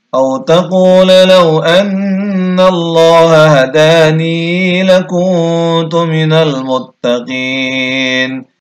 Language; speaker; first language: Arabic; non-native, learner; Indonesian